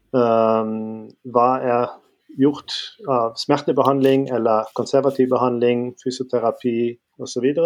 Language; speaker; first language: Norwegian; non-native, fluent; German